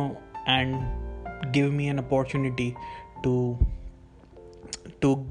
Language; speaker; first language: English; non-native, local second language; Hindi